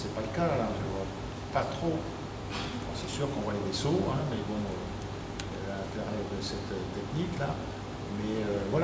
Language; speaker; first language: French; native; French